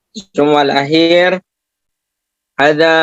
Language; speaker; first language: Arabic; non-native, learner; Indonesian